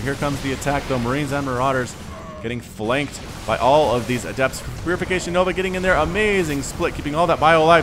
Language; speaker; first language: English; native; English